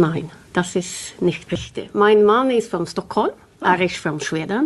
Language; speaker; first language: German; non-native, learner; Swedish